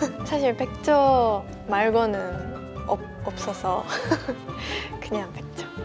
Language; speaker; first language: Korean; non-native, fluent; Japanese